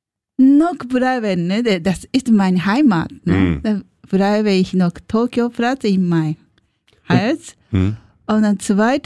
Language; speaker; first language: German; non-native, learner; Japanese